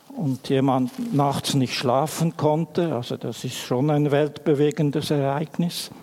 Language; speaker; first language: German; native; German